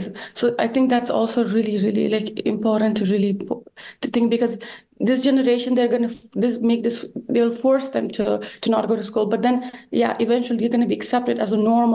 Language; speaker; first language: English; non-native, fluent; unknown